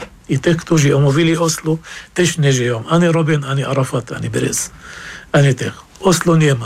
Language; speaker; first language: Polish; non-native, fluent; Arabic